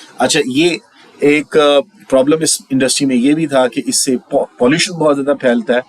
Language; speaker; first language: Urdu; native; Urdu